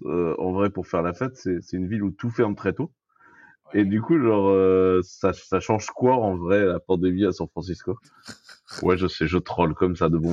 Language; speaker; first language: French; native; French